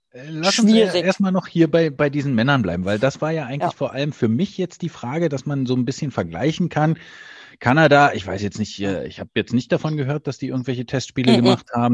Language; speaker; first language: German; native; German